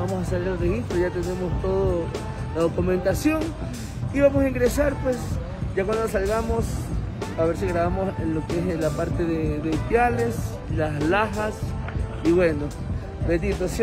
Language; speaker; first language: Spanish; native; Spanish